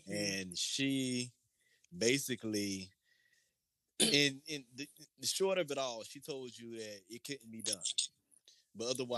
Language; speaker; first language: English; native; English